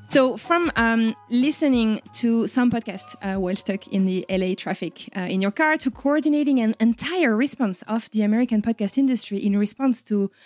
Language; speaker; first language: English; non-native, fluent; French